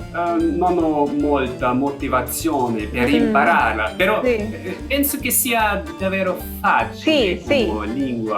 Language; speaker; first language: Italian; non-native, learner; German